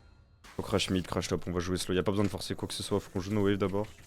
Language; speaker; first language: French; native; French